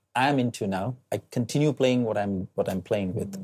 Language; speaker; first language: English; non-native, local second language; Malayalam